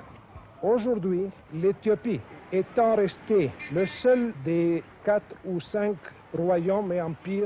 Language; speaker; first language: French; native; French